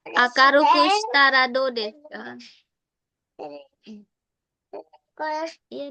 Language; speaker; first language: Japanese; non-native, fluent; Indonesian